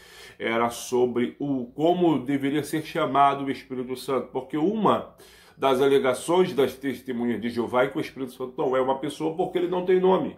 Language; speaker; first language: Portuguese; native; Portuguese